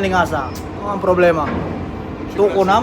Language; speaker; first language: Spanish; non-native, local second language; Chavacano